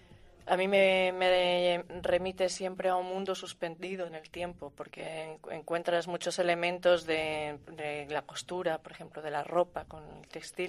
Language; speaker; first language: Spanish; native; Spanish